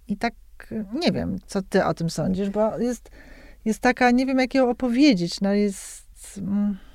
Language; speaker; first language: Polish; native; Polish